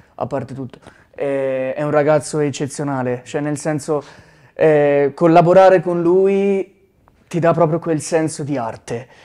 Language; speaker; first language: Italian; native; Italian